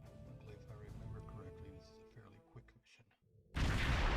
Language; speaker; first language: English; native; English